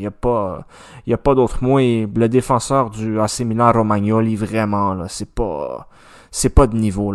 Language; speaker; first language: French; native; French